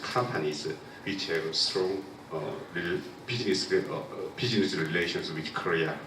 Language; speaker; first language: English; non-native, local second language; Korean